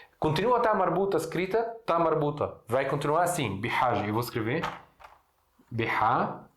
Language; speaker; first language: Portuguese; non-native, fluent; Arabic